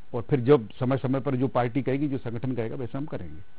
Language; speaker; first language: Hindi; native; Hindi